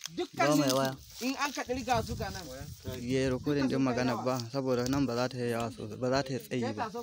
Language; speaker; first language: Hausa; non-native, local second language; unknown